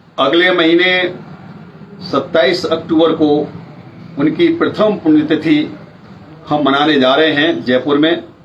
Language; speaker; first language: Hindi; native; Hindi